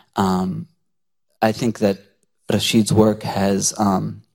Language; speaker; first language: English; native; English